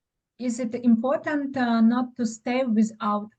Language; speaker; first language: English; non-native, learner; Ukrainian